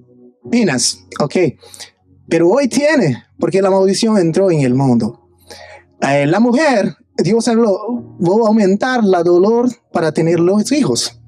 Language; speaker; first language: Spanish; non-native, fluent; Portuguese